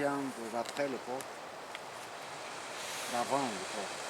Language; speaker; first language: French; non-native, learner; Portuguese